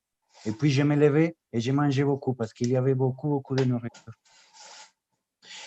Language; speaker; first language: French; non-native, fluent; Spanish